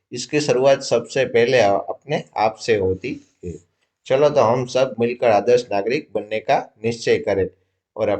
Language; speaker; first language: Hindi; non-native, local second language; Gujarati